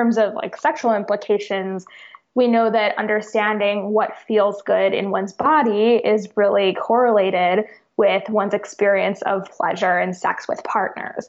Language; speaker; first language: English; native; English